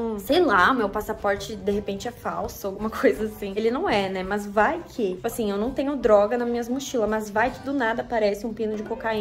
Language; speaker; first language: Portuguese; native; Portuguese